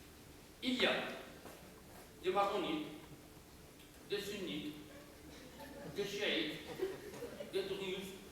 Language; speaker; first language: French; non-native, local second language; Arabic